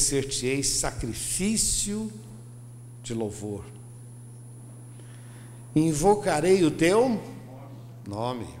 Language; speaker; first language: Portuguese; native; Portuguese